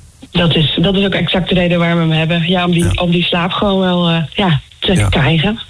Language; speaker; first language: Dutch; native; Dutch